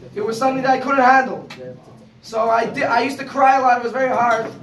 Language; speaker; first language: English; native; English